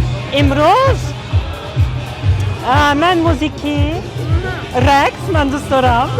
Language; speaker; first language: Persian; non-native, learner; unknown